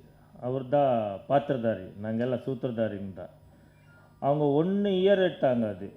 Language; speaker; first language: Tamil; non-native, learner; Kannada